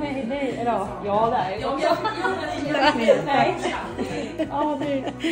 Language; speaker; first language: Swedish; early bilingual, other home language; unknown